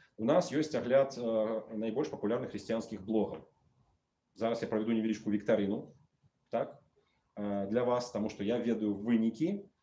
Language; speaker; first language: Belarusian; non-native, local second language; Russian